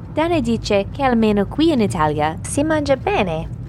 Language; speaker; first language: Italian; non-native, learner; English